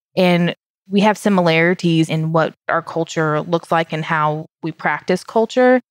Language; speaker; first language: English; native; English